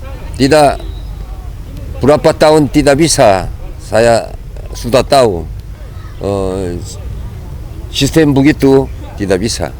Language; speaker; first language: Indonesian; non-native, learner; Korean